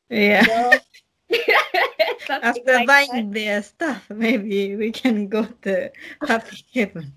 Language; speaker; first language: English; non-native, learner; Japanese